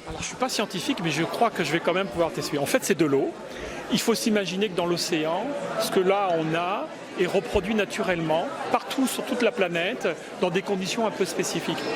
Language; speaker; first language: French; native; French